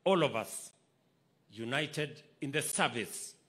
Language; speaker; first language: English; non-native, local second language; Swahili